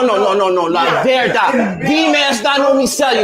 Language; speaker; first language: Spanish; non-native, learner; English